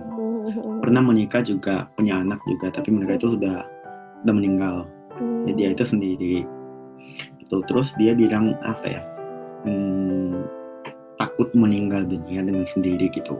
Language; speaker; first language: Indonesian; non-native, fluent; Japanese